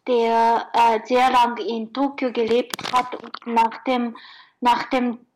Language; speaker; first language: German; non-native, fluent; Japanese